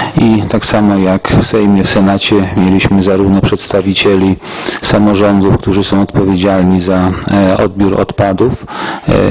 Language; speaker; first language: Polish; native; Polish